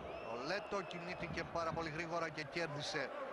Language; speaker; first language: Greek; native; Greek